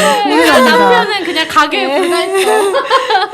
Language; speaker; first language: Korean; native; Korean